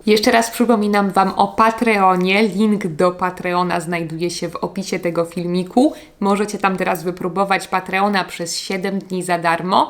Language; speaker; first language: Polish; native; Polish